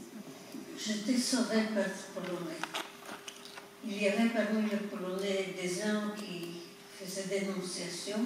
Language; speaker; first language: French; non-native, fluent; Polish